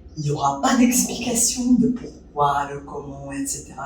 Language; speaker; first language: French; non-native, fluent; Japanese